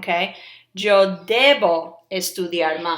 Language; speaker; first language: Spanish; non-native, fluent; English